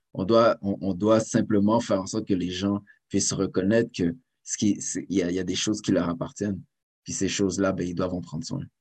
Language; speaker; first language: French; native; French